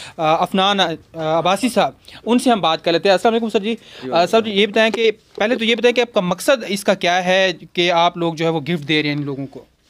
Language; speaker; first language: Urdu; non-native, local second language; Punjabi